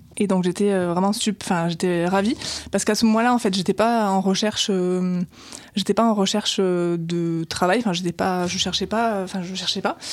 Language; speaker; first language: French; native; French